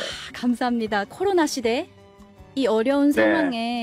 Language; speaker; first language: Korean; native; Korean